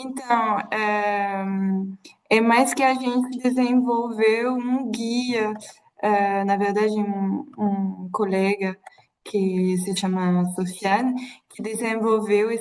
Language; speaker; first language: Portuguese; non-native, fluent; French